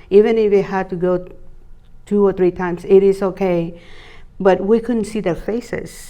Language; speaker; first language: English; non-native, fluent; Spanish